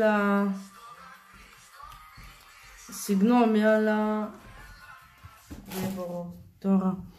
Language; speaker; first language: Greek; non-native, learner; Bulgarian